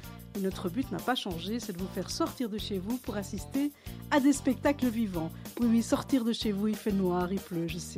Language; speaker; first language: French; native; French